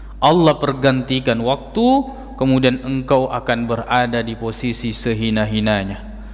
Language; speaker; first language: Malay; native; Malay